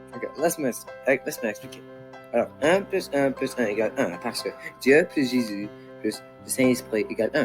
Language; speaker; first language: French; non-native, local second language; English